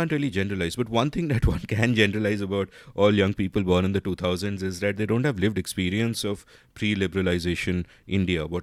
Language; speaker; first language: English; non-native, local second language; Hindi